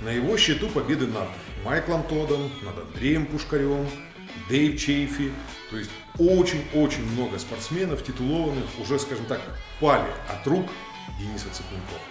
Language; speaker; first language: Russian; native; Russian